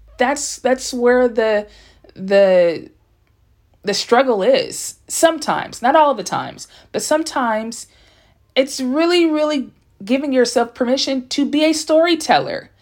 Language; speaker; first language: English; native; English